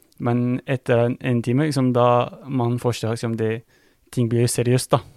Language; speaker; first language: Norwegian; non-native, fluent; Turkish